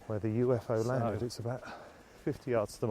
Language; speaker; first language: English; native; English